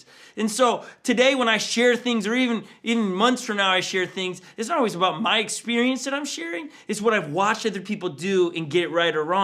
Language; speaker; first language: English; native; English